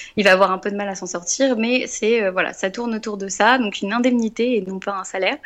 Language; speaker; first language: French; native; French